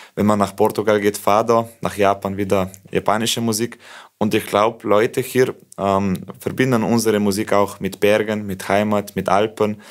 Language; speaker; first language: German; non-native, fluent; Slovenian